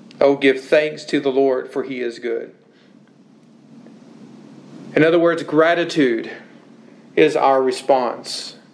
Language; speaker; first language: English; native; English